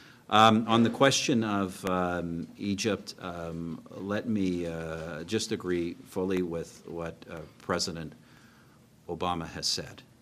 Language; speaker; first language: English; native; English